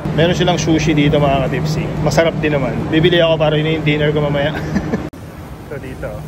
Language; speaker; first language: Filipino; native; Filipino